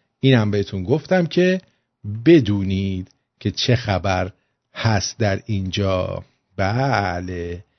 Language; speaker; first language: Persian; native; Persian